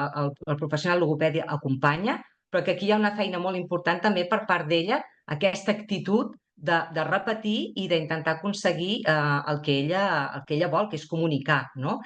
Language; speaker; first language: Catalan; native; Catalan